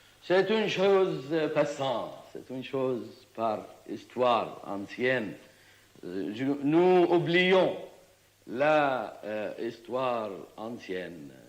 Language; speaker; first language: French; non-native, learner; Arabic